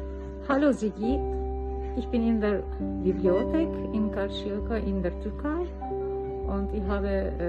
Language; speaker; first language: German; non-native, learner; Turkish